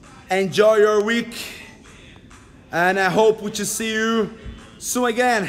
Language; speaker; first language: English; non-native, fluent; Portuguese